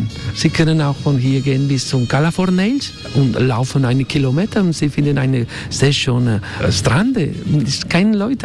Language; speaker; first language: German; non-native, learner; Spanish